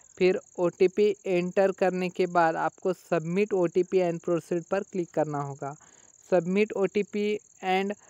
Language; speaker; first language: Hindi; non-native, local second language; Marathi